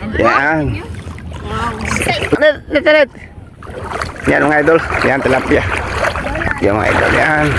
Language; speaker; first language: Filipino; non-native, local second language; Cebuano